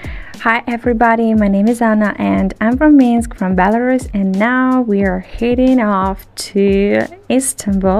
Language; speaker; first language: English; non-native, fluent; Russian